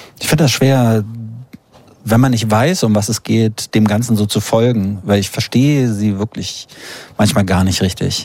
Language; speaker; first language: German; native; German